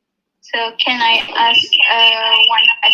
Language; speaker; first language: English; non-native, local second language; Malay